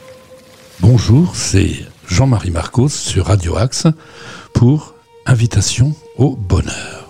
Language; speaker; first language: French; native; French